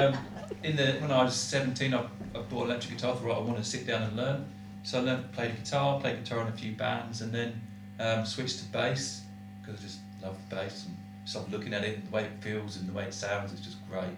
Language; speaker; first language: English; native; English